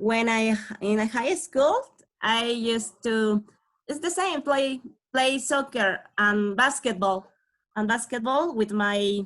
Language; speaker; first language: English; non-native, learner; Spanish